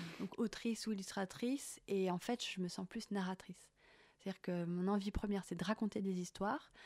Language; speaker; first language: French; native; French